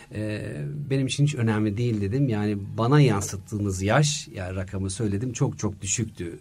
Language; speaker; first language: Turkish; early bilingual, heritage; Turkish